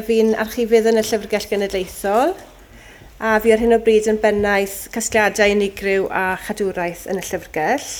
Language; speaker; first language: Welsh; native; Welsh